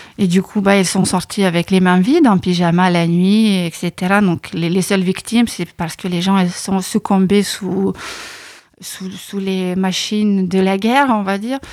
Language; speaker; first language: French; non-native, fluent; Lithuanian